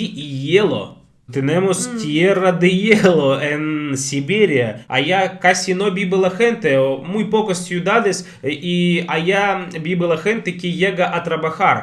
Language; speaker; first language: Spanish; non-native, fluent; Russian